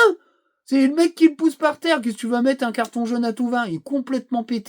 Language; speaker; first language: French; native; French